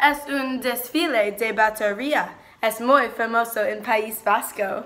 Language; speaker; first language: Spanish; non-native, learner; English